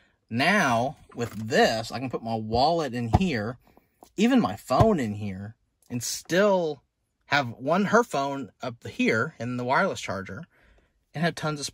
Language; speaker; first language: English; native; English